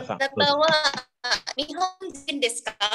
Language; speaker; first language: Japanese; non-native, learner; Indonesian